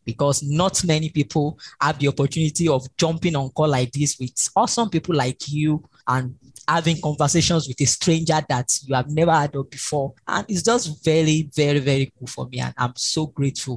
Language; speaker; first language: English; non-native, local second language; Yoruba